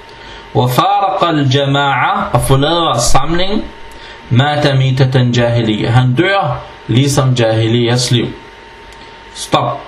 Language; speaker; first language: Danish; early bilingual, other home language; Arabic